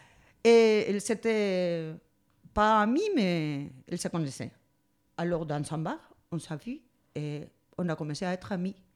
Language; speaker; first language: French; non-native, learner; Spanish